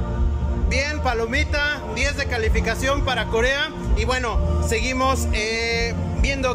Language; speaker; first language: Spanish; native; Spanish